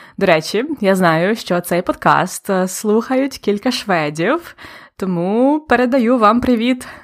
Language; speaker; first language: Ukrainian; native; Ukrainian